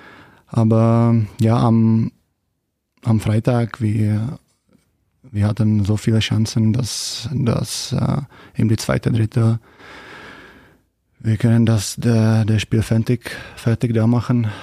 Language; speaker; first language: German; non-native, learner; Czech